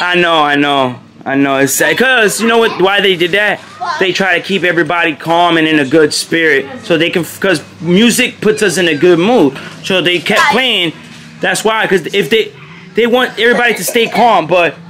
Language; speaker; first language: English; early bilingual, other home language; Spanish